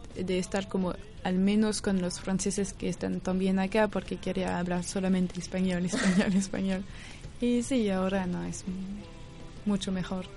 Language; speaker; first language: Spanish; non-native, fluent; French